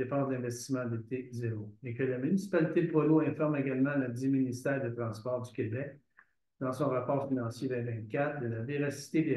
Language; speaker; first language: French; native; French